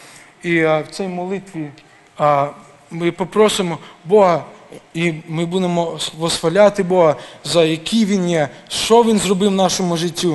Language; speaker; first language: Ukrainian; early bilingual, heritage; Ukrainian